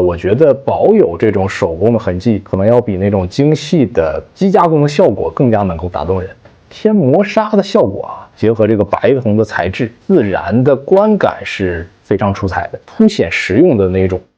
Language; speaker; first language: Chinese; native; Chinese